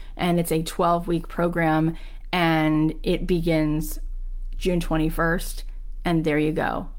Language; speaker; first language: English; native; English